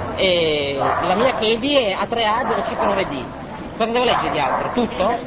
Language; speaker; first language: Italian; native; Italian